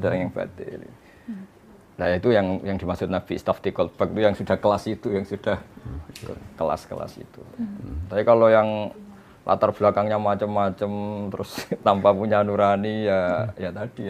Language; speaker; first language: Indonesian; non-native, local second language; Javanese